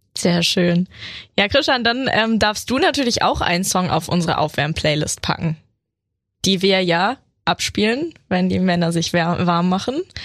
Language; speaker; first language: German; native; German